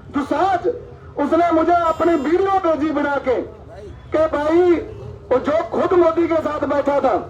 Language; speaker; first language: Hindi; native; Hindi